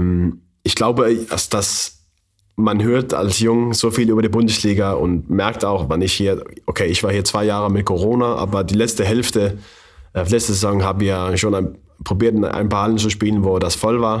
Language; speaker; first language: German; non-native, learner; Faroese